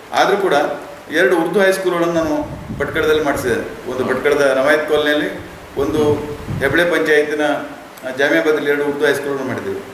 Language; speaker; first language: Kannada; native; Kannada